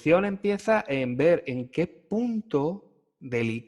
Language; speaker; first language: Spanish; native; Spanish